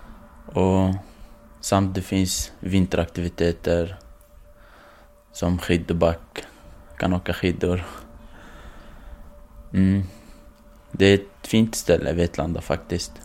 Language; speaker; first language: Swedish; non-native, fluent; Kurdish